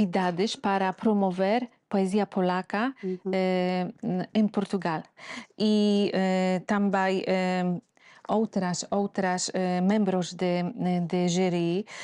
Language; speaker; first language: Portuguese; non-native, fluent; Polish